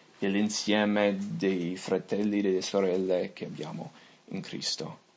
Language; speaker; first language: Italian; non-native, fluent; English